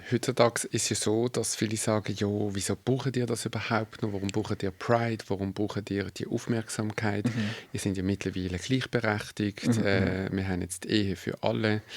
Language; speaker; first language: German; native; German